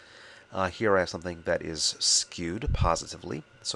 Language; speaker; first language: English; native; English